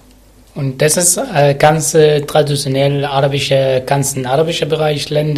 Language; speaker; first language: German; non-native, learner; Arabic